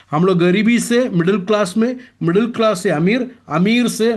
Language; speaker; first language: Hindi; non-native, local second language; Malayalam